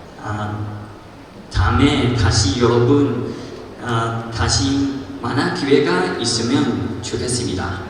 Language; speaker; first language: Korean; non-native, learner; Cantonese